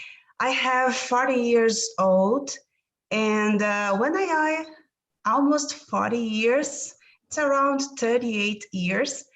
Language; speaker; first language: English; non-native, learner; Portuguese